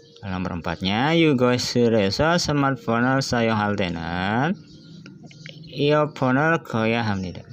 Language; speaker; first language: Korean; non-native, learner; Indonesian